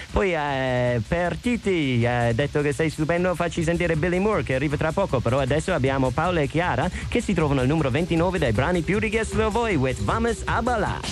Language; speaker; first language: Italian; non-native, fluent; English